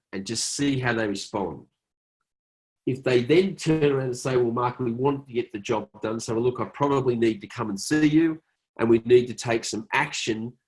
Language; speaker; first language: English; native; English